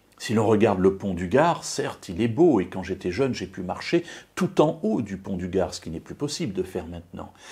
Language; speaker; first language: French; native; French